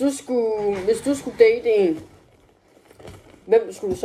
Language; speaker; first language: Danish; native; Danish